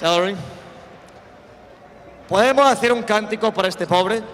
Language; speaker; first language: Spanish; non-native, fluent; English